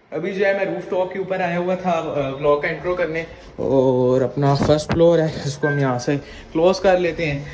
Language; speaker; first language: Urdu; non-native, local second language; Punjabi